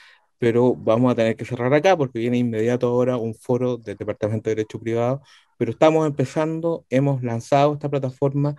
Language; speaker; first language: Spanish; native; Spanish